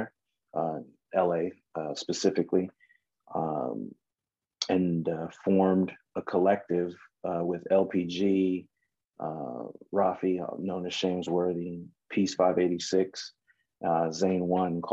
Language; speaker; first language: English; native; English